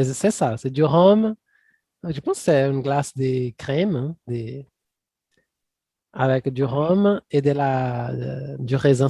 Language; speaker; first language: French; non-native, fluent; Portuguese